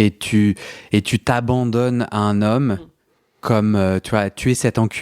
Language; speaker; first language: French; native; French